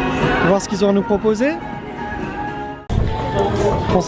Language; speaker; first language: French; native; French